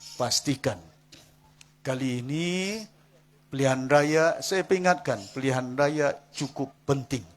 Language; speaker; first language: Malay; non-native, local second language; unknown